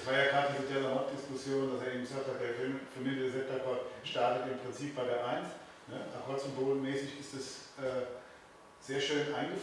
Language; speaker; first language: German; native; German